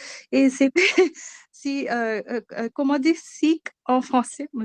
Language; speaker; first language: French; non-native, learner; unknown